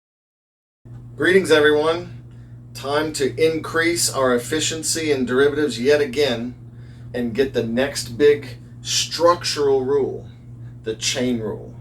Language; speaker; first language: English; native; English